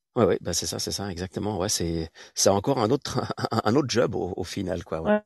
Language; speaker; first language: French; native; French